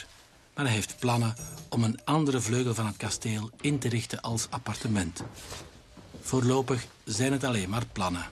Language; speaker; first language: Dutch; native; Dutch